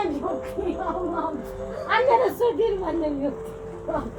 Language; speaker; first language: Turkish; native; Turkish